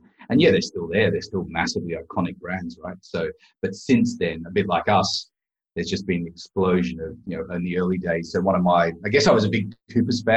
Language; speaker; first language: English; native; English